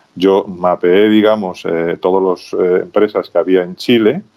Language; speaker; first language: Spanish; native; Spanish